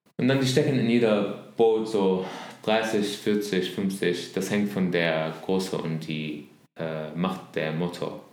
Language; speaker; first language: German; non-native, learner; Arabic